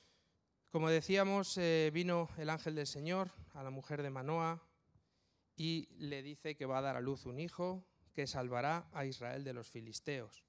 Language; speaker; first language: Spanish; native; Spanish